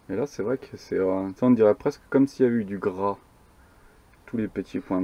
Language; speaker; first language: French; native; French